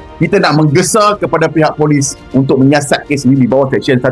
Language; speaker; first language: Malay; native; Malay